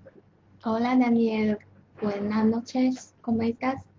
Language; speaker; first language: Spanish; non-native, learner; Chinese